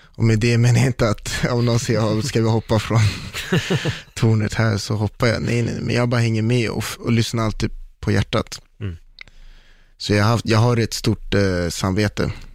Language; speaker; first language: Swedish; early bilingual, other home language; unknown